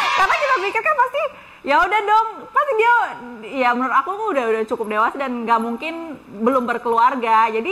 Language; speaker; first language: Indonesian; native; Indonesian